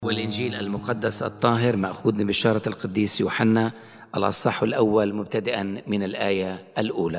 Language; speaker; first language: Arabic; native; Arabic